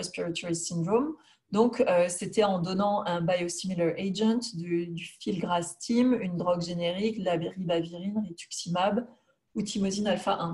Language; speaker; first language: French; native; French